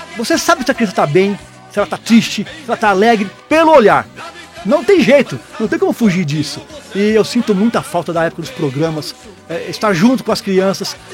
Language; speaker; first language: Portuguese; native; Portuguese